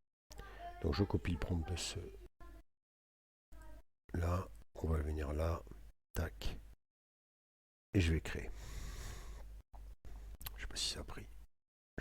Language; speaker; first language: French; native; French